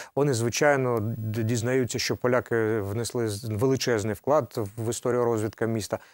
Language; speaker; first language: Ukrainian; native; Ukrainian